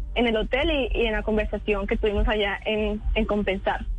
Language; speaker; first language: Spanish; native; Spanish